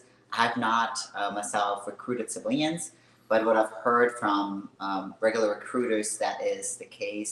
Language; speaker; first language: English; non-native, fluent; German